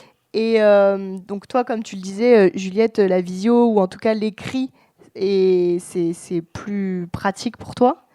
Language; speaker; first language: French; native; French